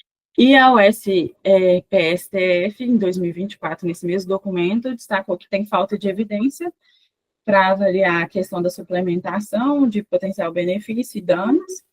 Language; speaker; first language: Portuguese; native; Portuguese